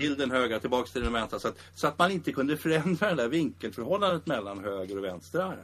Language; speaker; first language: Swedish; native; Swedish